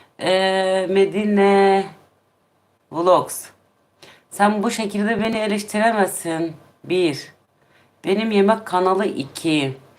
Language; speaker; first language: Turkish; non-native, local second language; Kurdish